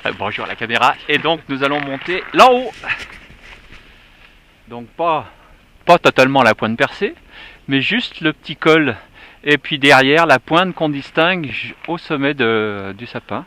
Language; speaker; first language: French; native; French